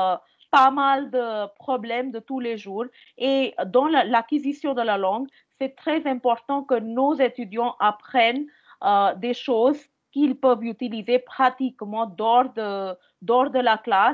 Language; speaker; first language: French; non-native, fluent; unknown